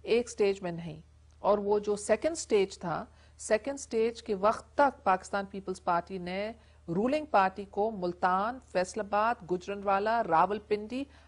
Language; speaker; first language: Urdu; non-native, local second language; English